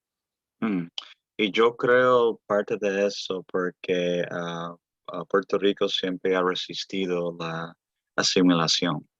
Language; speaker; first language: Spanish; early bilingual, heritage; Spanish